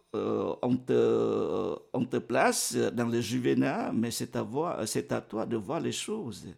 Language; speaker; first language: French; non-native, fluent; Vietnamese